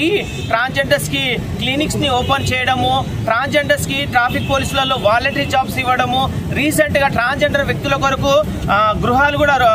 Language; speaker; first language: Telugu; native; Telugu